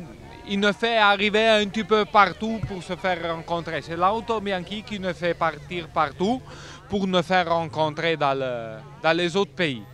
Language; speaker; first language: French; non-native, fluent; Italian